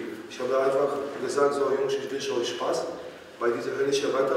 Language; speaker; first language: German; non-native, fluent; Polish